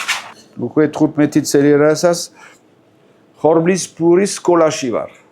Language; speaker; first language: Georgian; non-native, learner; French